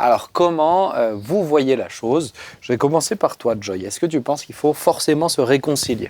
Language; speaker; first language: French; native; French